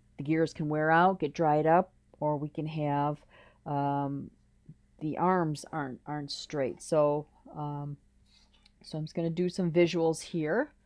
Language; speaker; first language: English; native; English